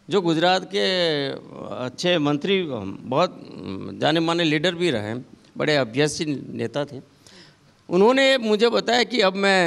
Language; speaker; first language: Hindi; non-native, local second language; Gujarati